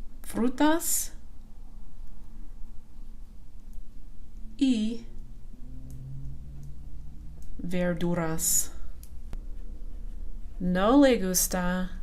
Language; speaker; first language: Spanish; non-native, fluent; English